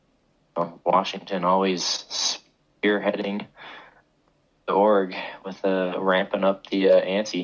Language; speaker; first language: English; native; English